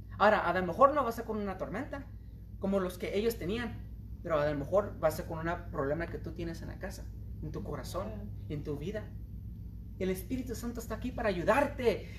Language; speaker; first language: Spanish; early bilingual, heritage; Spanish